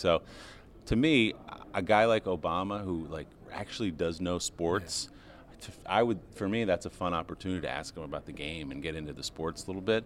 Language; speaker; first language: English; native; English